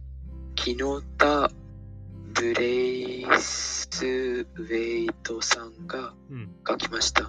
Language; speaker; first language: Japanese; non-native, fluent; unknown